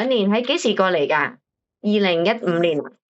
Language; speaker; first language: Cantonese; native; Cantonese